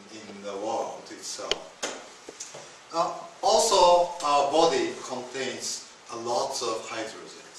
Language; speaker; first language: English; non-native, fluent; Japanese